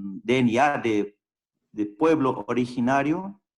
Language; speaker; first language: Spanish; non-native, fluent; Portuguese